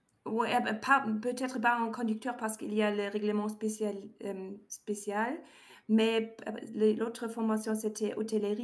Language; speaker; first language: French; non-native, learner; German